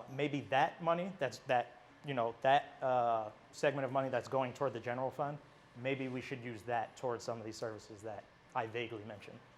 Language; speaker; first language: English; native; English